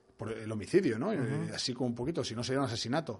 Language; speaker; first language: Spanish; non-native, local second language; Catalan